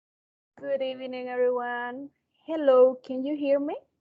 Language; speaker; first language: English; non-native, fluent; Spanish